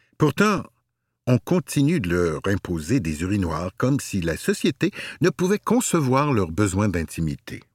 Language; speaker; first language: French; native; French